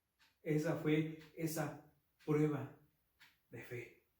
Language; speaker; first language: Spanish; native; Spanish